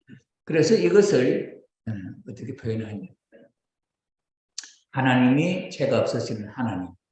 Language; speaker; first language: Korean; native; Korean